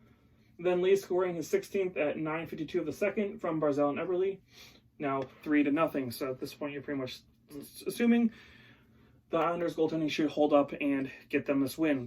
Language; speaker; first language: English; native; English